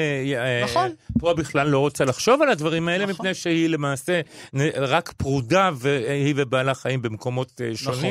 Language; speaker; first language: Hebrew; native; Hebrew